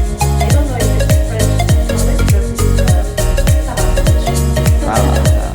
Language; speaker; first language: English; non-native, learner; French